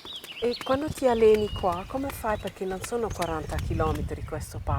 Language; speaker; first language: Italian; non-native, fluent; German